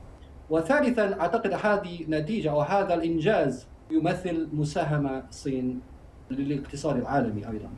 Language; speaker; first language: Arabic; non-native, fluent; Chinese